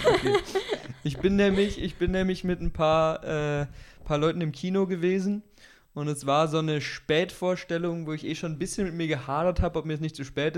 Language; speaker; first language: German; native; German